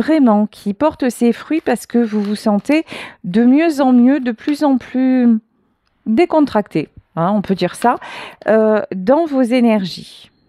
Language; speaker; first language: French; native; French